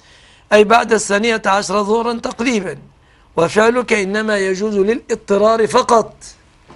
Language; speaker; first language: Arabic; native; Arabic